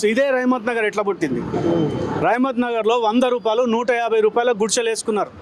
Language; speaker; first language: Telugu; native; Telugu